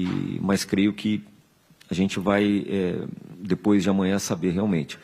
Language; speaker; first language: Portuguese; native; Portuguese